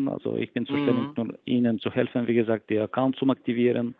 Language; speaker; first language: German; non-native, fluent; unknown